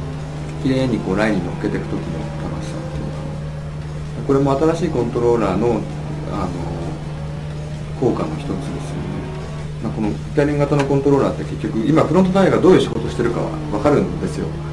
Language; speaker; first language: Japanese; native; Japanese